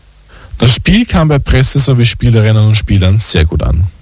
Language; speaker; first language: German; native; German